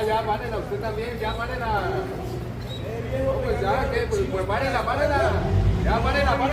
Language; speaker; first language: Spanish; native; Spanish